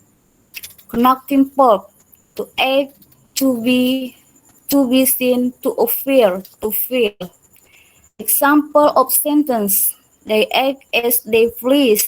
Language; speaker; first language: English; non-native, learner; Indonesian